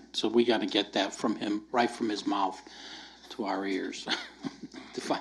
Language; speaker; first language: English; native; English